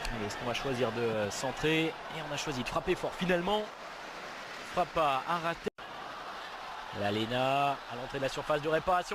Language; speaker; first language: French; native; French